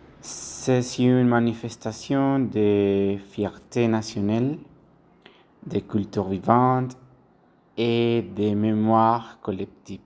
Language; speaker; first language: French; non-native, learner; Spanish